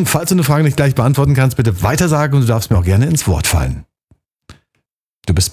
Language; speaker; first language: German; native; German